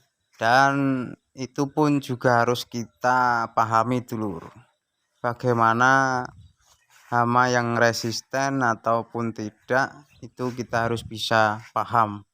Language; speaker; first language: Indonesian; non-native, local second language; Javanese